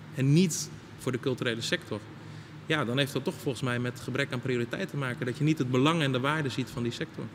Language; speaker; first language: Dutch; native; Dutch